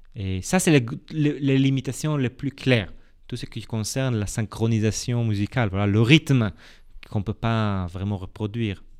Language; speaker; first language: French; non-native, fluent; Hebrew